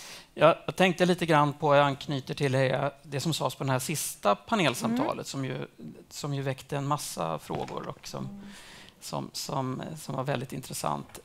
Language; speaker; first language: Swedish; native; Swedish